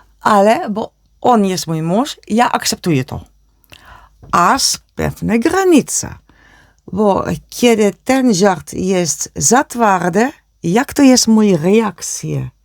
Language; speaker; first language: Polish; non-native, learner; Dutch